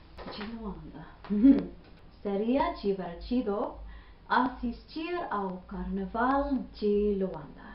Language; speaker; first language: Portuguese; non-native, learner; English